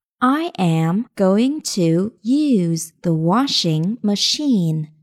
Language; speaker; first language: English; non-native, fluent; Chinese